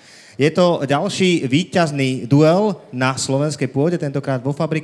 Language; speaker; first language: Slovak; native; Slovak